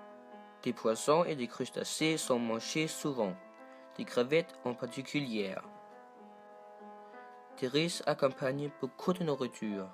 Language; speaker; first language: French; non-native, learner; Danish